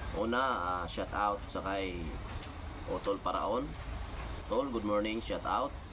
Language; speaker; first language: Filipino; non-native, local second language; Cebuano